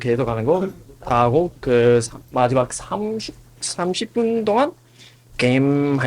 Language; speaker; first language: Korean; non-native, learner; English